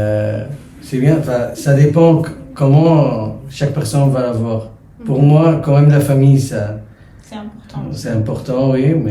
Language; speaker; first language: French; non-native, local second language; Arabic